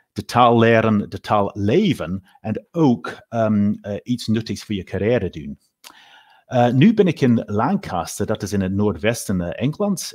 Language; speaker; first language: Dutch; non-native, fluent; English